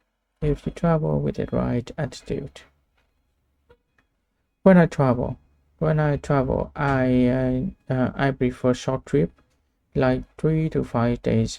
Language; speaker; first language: English; non-native, learner; Vietnamese